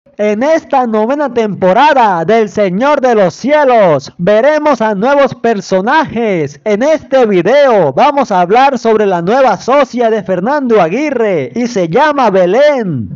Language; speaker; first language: Spanish; native; Spanish